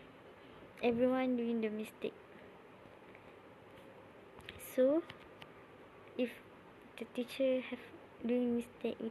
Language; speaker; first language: English; non-native, learner; Malay